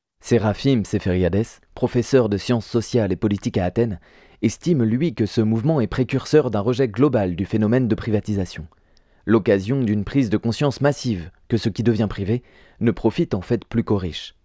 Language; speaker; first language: French; native; French